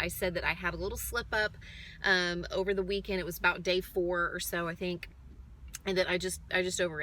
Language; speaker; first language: English; native; English